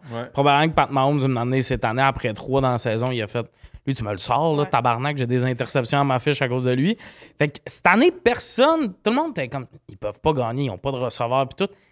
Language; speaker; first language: French; native; French